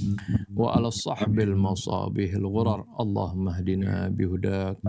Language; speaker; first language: Arabic; non-native, fluent; Indonesian